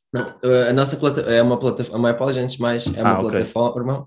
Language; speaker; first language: Portuguese; early bilingual, other home language; Romanian